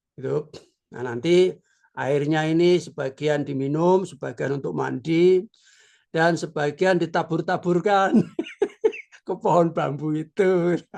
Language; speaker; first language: Indonesian; non-native, local second language; Javanese